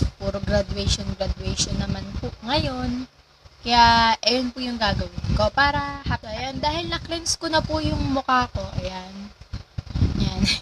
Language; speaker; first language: Filipino; native; Filipino